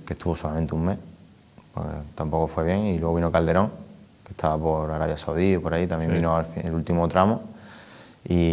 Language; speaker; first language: Spanish; native; Spanish